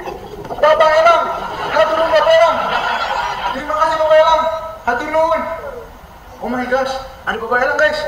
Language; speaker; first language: Indonesian; native; Indonesian